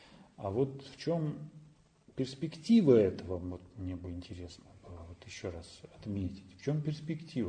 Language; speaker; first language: Russian; native; Russian